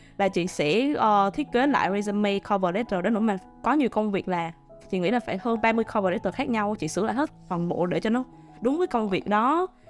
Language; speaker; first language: Vietnamese; native; Vietnamese